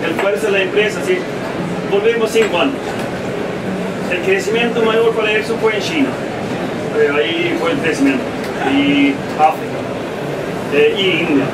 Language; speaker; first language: Spanish; non-native, fluent; Swedish